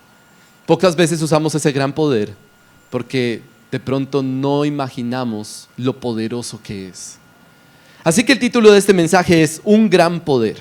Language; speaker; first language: Spanish; native; Spanish